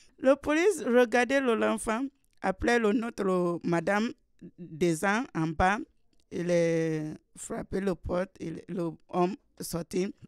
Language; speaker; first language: French; non-native, learner; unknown